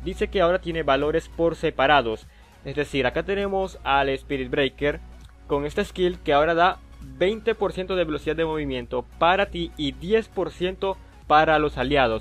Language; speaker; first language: Spanish; native; Spanish